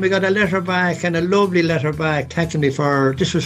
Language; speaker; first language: English; native; English